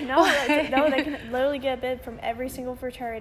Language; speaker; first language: English; native; English